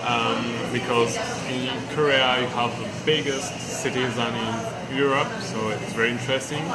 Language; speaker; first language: English; non-native, learner; French